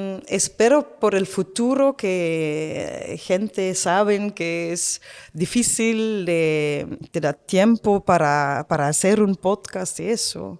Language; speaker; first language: Spanish; non-native, learner; Dutch